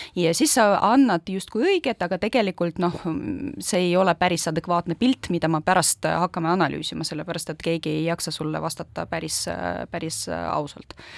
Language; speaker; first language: Estonian; non-native, local second language; Russian